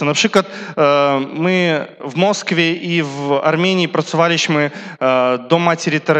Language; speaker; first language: Polish; non-native, learner; Russian